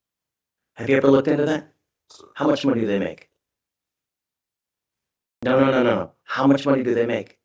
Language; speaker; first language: English; native; English